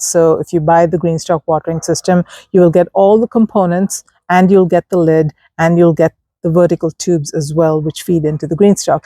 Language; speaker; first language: English; native; English